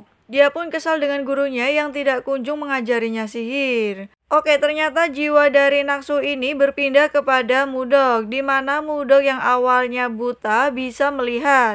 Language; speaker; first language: Indonesian; native; Indonesian